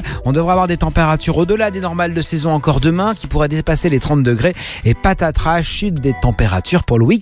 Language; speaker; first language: French; native; French